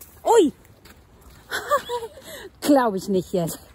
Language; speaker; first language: German; non-native, learner; Vietnamese